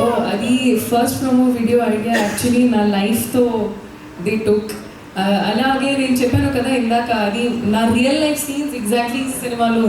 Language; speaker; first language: Telugu; non-native, local second language; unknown